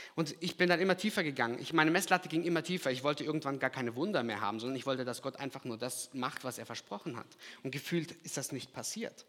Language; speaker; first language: German; early bilingual, other home language; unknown